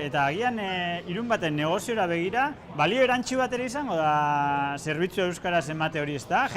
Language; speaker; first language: Basque; native; Basque